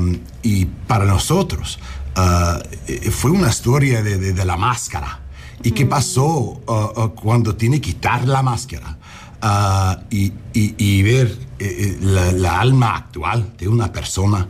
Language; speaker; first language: Spanish; early bilingual, heritage; English